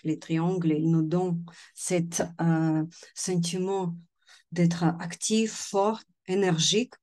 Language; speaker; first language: French; non-native, fluent; Russian